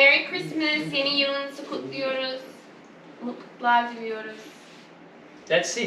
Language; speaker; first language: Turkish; early bilingual, heritage; Turkish